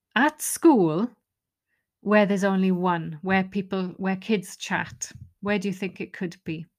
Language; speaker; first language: English; non-native, local second language; Welsh